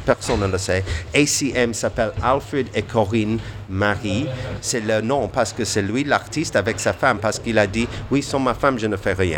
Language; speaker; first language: French; non-native, fluent; English